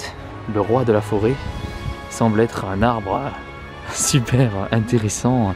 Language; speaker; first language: French; native; French